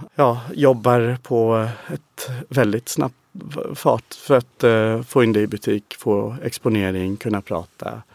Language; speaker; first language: Swedish; non-native, fluent; English